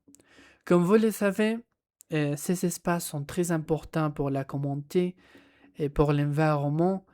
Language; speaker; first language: French; non-native, learner; Spanish